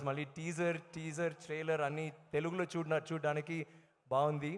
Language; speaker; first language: Telugu; non-native, learner; Tamil